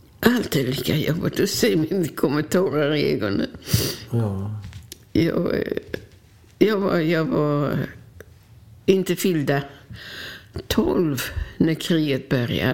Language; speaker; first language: Swedish; non-native, fluent; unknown